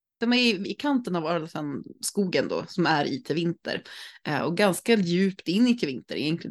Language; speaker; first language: Swedish; native; Swedish